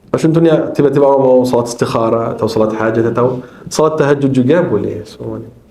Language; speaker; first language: Malay; non-native, fluent; Arabic